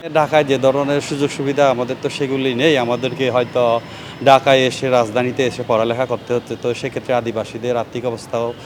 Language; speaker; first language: Bangla; non-native, local second language; Chakma